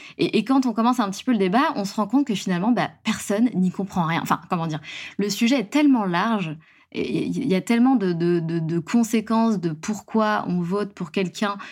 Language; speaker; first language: French; native; French